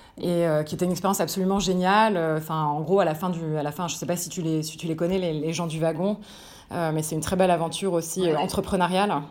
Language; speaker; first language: French; native; French